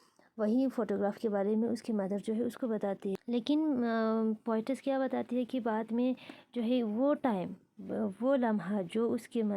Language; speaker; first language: Hindi; non-native, local second language; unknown